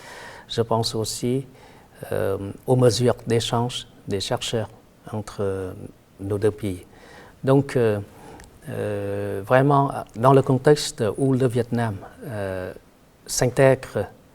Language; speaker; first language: French; non-native, fluent; Vietnamese